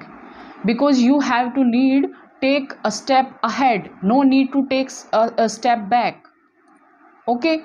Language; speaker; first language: English; non-native, local second language; Hindi